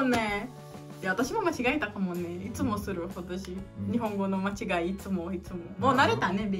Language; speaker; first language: Japanese; non-native, learner; Portuguese